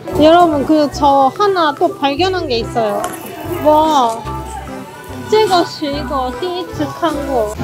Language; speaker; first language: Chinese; non-native, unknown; Korean